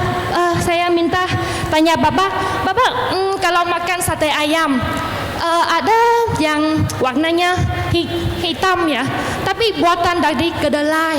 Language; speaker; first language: Indonesian; non-native, learner; Vietnamese